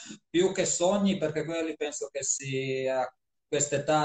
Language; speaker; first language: Italian; non-native, fluent; Croatian